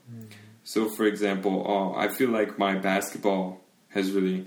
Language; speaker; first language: English; native; English